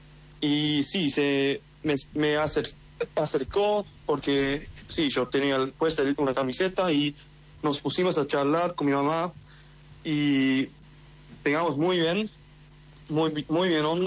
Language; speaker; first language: Spanish; early bilingual, heritage; English